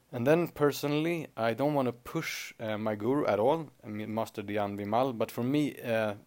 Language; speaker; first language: English; non-native, fluent; Swedish